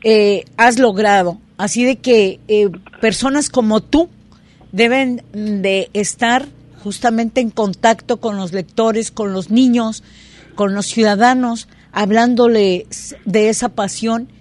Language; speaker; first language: Spanish; native; Spanish